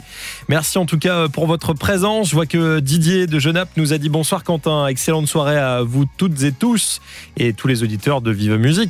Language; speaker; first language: French; native; French